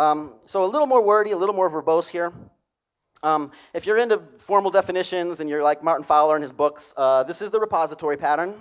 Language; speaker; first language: English; native; English